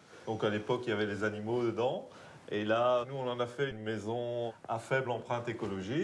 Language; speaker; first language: French; native; French